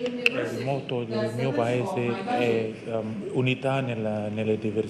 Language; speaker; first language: Italian; non-native, learner; Indonesian